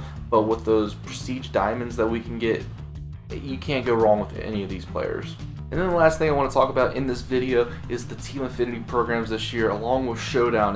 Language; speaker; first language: English; native; English